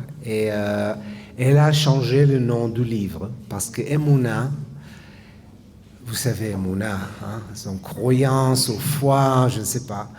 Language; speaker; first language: French; non-native, fluent; Hebrew